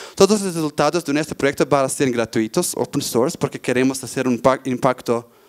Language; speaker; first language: Spanish; non-native, fluent; Bosnian